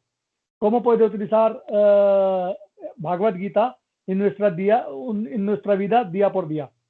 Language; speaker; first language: Spanish; non-native, learner; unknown